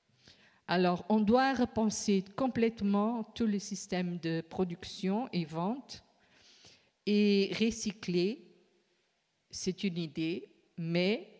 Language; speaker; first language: French; non-native, fluent; Portuguese